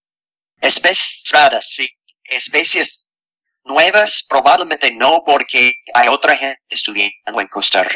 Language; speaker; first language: Spanish; non-native, fluent; English